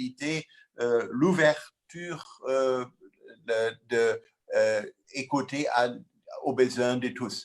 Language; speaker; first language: French; non-native, fluent; German